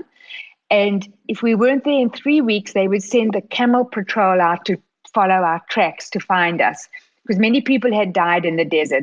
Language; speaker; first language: English; native; English